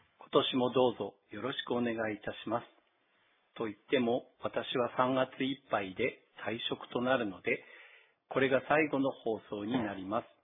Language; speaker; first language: Japanese; native; Japanese